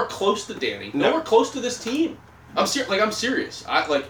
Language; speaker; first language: English; native; English